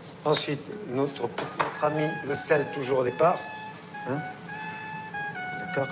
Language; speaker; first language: French; native; French